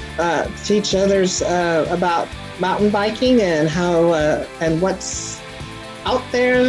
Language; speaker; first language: English; native; English